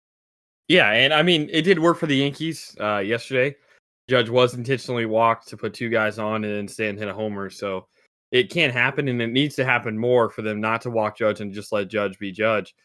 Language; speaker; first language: English; native; English